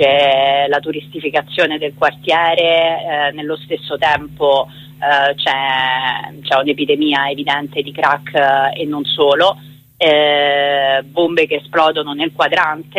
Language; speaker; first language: Italian; native; Italian